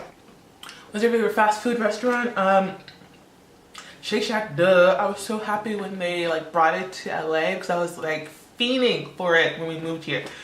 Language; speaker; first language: English; early bilingual, other home language; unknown